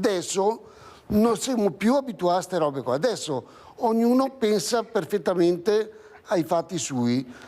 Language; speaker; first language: Italian; native; Italian